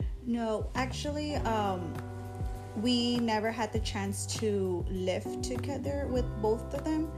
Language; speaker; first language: English; early bilingual, other home language; Spanish